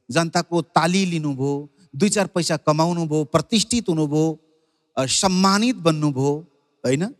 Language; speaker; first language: Nepali; native; Nepali